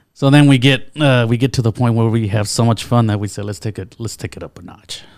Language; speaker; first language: English; native; English